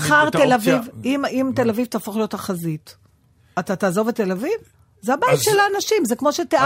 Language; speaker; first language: Hebrew; native; Hebrew